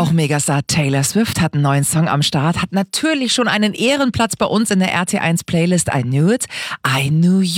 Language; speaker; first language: German; native; German